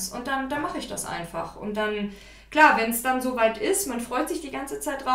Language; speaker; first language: German; native; German